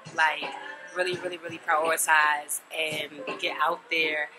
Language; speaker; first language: English; native; English